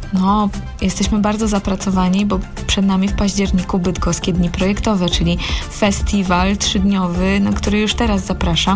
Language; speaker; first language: Polish; native; Polish